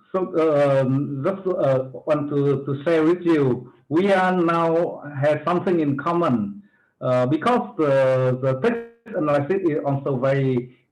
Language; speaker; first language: English; non-native, fluent; Vietnamese